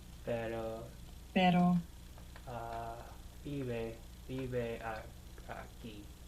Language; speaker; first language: Spanish; non-native, learner; English